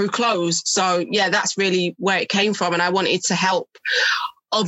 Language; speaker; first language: English; native; English